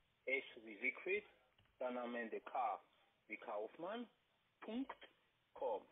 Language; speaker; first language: German; non-native, learner; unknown